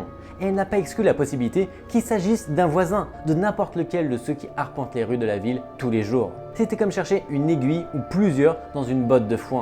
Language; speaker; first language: French; native; French